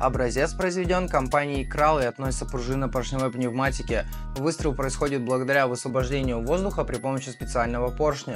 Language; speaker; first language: Russian; native; Russian